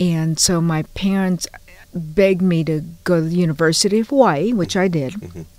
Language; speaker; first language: English; native; English